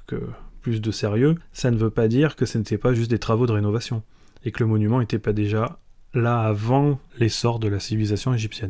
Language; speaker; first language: French; native; French